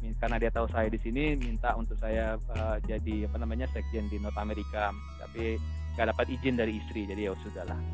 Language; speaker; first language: Indonesian; native; Indonesian